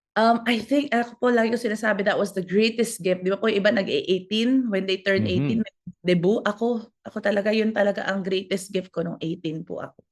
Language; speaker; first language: Filipino; native; Filipino